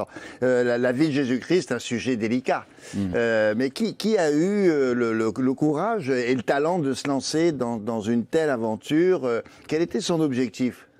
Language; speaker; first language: French; native; French